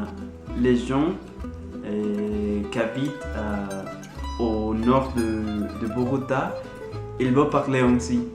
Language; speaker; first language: French; non-native, learner; Spanish